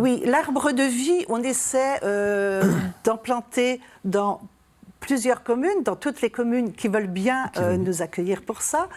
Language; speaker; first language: French; native; French